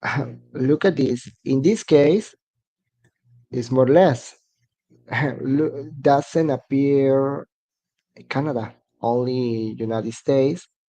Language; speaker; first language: English; non-native, learner; Spanish